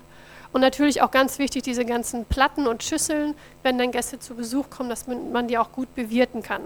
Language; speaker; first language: German; native; German